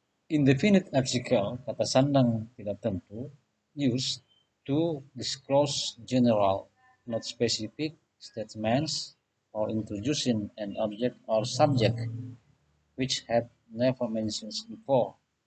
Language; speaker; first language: English; non-native, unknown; Indonesian